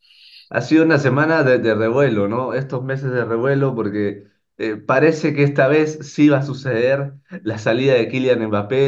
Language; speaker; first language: Spanish; native; Spanish